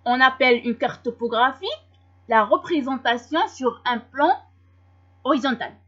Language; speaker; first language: French; non-native, local second language; Arabic